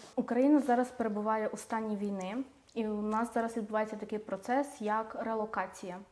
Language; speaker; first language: Ukrainian; native; Ukrainian